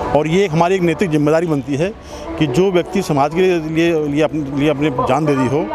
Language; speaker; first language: Hindi; native; Hindi